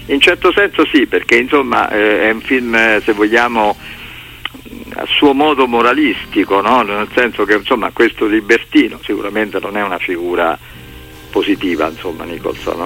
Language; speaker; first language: Italian; native; Italian